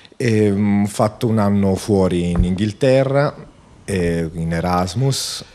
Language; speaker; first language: Italian; native; Italian